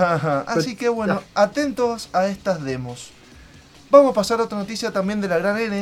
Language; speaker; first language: Spanish; native; Spanish